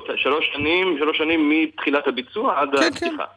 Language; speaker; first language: Hebrew; native; Hebrew